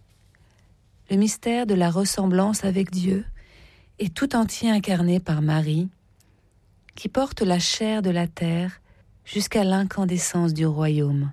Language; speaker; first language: French; native; French